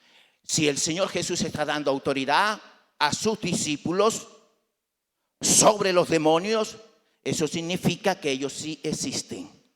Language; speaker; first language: Spanish; native; Spanish